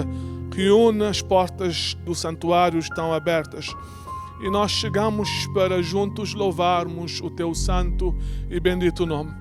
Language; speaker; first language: Portuguese; native; Portuguese